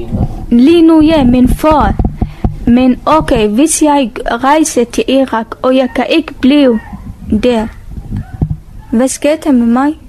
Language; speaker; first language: Danish; non-native, learner; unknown